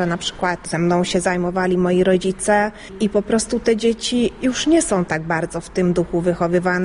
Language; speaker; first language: Polish; early bilingual, heritage; Polish